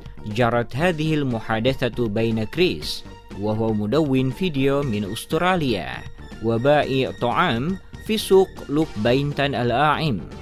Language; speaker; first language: Arabic; non-native, fluent; Indonesian